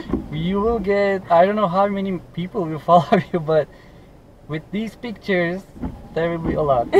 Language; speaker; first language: English; non-native, fluent; Turkish